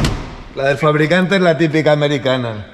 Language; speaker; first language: Spanish; native; Spanish